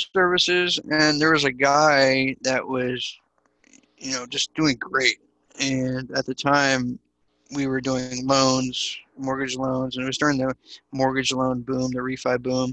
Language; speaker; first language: English; native; English